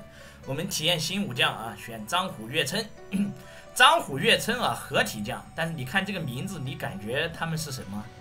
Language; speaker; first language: Chinese; native; Chinese